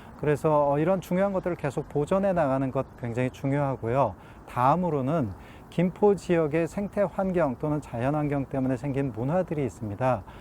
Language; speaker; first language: Korean; native; Korean